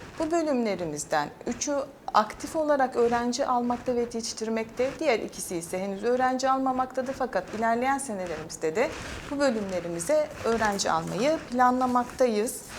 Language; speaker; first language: Turkish; native; Turkish